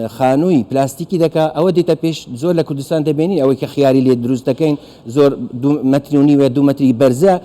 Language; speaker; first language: Central Kurdish; non-native, local second language; Kurdish